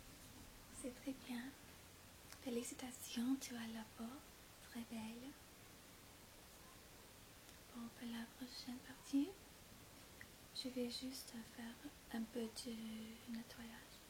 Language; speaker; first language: French; non-native, fluent; English